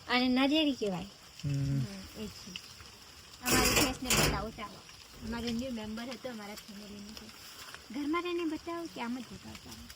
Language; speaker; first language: Gujarati; non-native, local second language; Vasavi